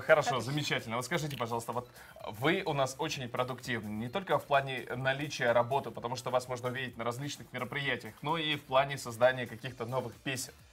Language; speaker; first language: Russian; native; Russian